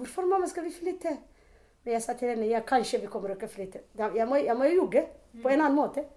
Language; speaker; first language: Norwegian; non-native, learner; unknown